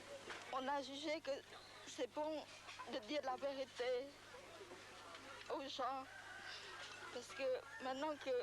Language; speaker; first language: French; non-native, local second language; Khmer